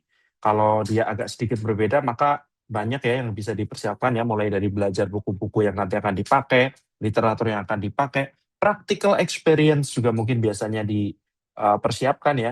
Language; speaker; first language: Indonesian; native; Indonesian